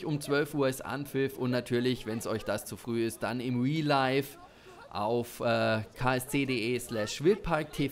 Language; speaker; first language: German; native; German